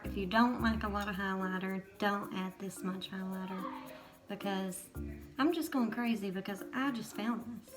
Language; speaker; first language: English; native; English